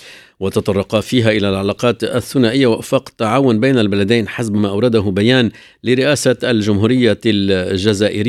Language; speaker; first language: Arabic; native; Arabic